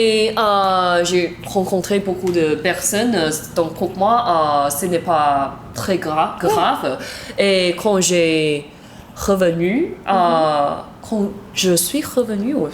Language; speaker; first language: French; non-native, learner; Chinese